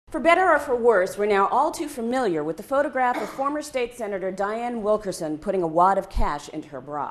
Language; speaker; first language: English; native; English